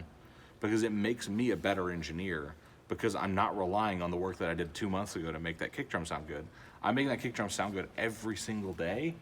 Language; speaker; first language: English; native; English